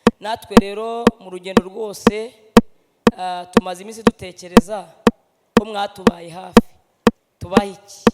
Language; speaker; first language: Kinyarwanda; native; Kinyarwanda